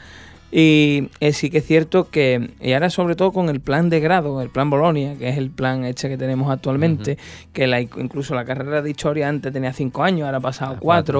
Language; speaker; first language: Spanish; native; Spanish